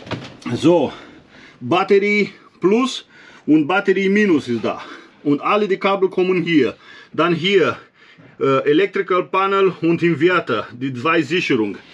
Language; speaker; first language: German; non-native, learner; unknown